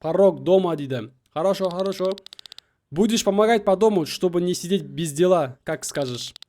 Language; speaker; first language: Russian; non-native, local second language; Kazakh